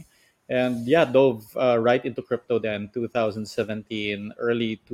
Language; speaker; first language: English; non-native, local second language; Filipino